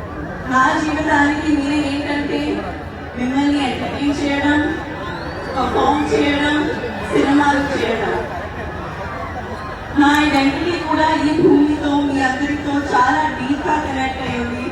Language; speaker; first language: Telugu; non-native, learner; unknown